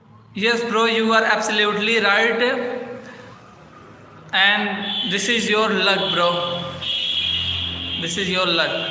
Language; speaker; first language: English; non-native, learner; Hindi